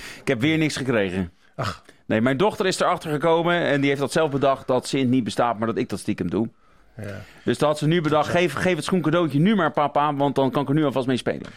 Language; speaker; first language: Dutch; native; Dutch